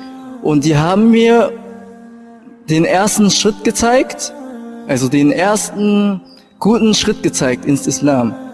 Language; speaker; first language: German; early bilingual, other home language; Japanese